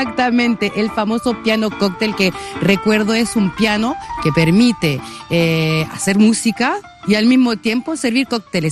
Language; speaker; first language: Spanish; native; Spanish